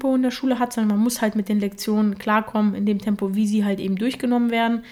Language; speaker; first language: German; early bilingual, other home language; Russian